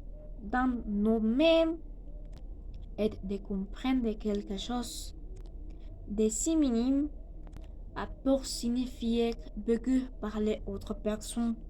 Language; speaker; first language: French; non-native, learner; Spanish